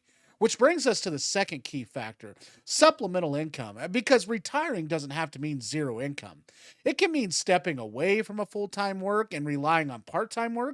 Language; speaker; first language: English; native; English